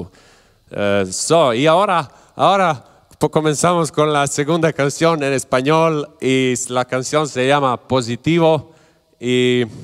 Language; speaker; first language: Spanish; non-native, learner; Croatian